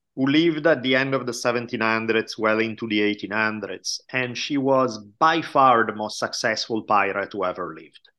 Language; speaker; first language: English; non-native, fluent; Italian